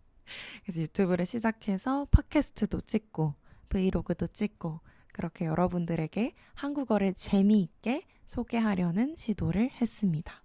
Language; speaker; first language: Korean; native; Korean